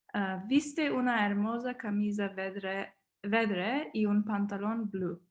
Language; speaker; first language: Spanish; non-native, learner; English